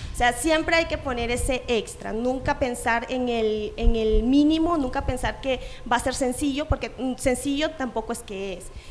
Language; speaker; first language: Spanish; native; Spanish